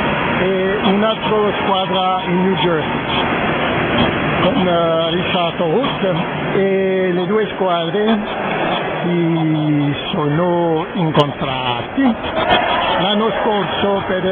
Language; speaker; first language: Italian; non-native, fluent; French